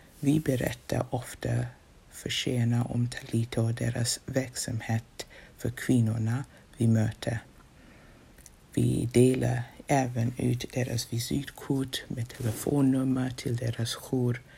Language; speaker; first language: Swedish; non-native, fluent; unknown